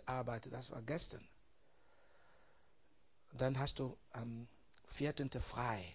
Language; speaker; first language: German; non-native, learner; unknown